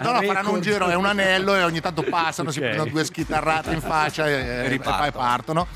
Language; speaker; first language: Italian; native; Italian